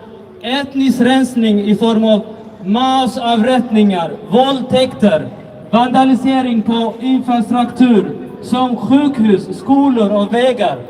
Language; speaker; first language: Swedish; early bilingual, other home language; Tigrinya